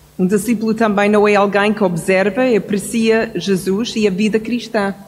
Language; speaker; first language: Portuguese; non-native, fluent; English